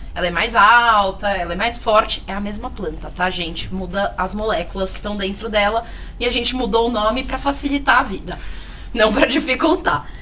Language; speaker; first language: Portuguese; native; Portuguese